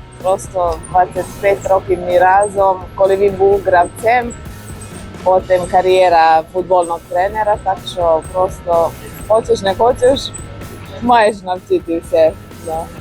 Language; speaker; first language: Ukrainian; non-native, learner; Croatian